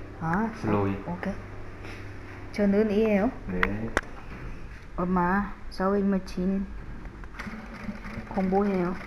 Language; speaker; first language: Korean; non-native, learner; Vietnamese